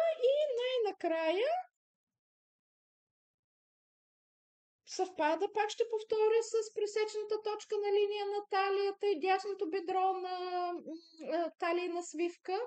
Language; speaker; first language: Bulgarian; native; Bulgarian